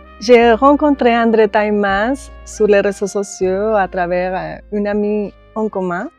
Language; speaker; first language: French; non-native, fluent; Spanish